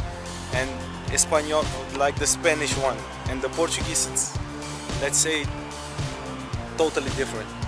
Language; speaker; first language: English; non-native, learner; Portuguese